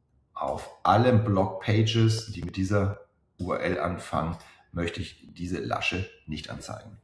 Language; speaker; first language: German; native; German